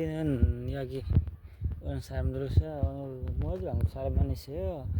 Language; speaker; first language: Korean; non-native, learner; Nepali